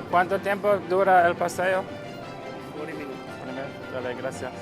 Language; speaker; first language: Spanish; non-native, learner; English